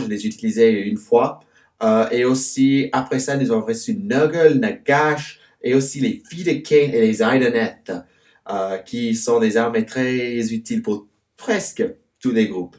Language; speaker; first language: French; non-native, fluent; English